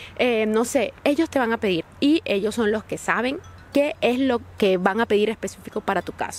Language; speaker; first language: Spanish; native; Spanish